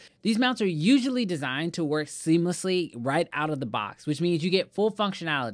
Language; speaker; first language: English; native; English